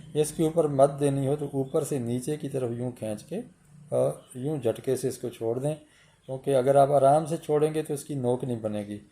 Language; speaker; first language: Urdu; native; Urdu